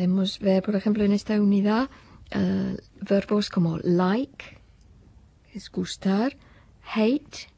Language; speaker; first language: Spanish; non-native, fluent; English